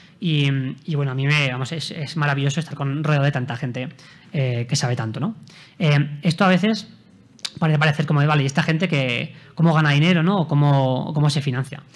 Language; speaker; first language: Spanish; native; Spanish